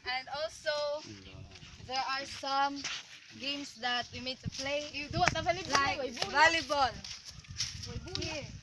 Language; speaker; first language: English; non-native, learner; Cebuano